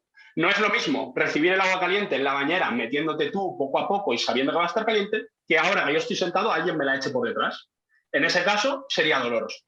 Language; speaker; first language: Spanish; native; Spanish